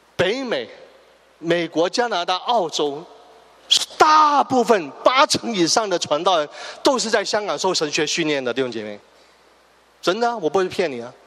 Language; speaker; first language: Chinese; non-native, local second language; Cantonese